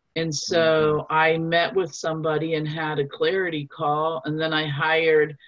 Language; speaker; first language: English; non-native, fluent; German